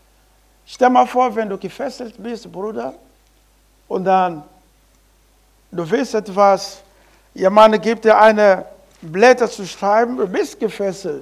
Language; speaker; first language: German; non-native, learner; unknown